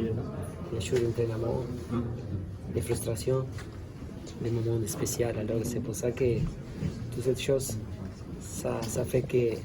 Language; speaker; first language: French; non-native, learner; Spanish